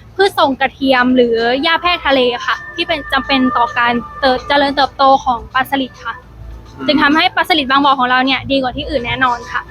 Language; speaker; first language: Thai; native; Thai